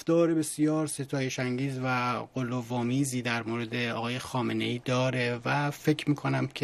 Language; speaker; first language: Persian; native; Persian